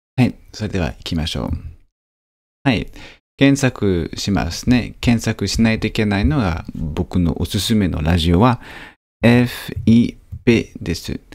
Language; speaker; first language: Japanese; non-native, fluent; French